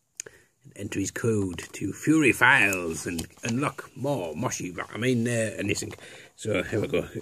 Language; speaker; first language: English; native; English